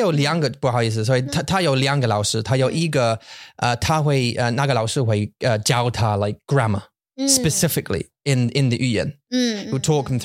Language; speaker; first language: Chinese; non-native, learner; English